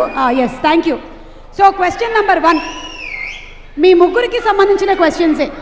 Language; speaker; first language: Telugu; native; Telugu